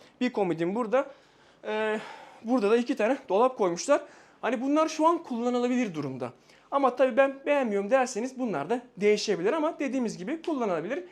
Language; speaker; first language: Turkish; native; Turkish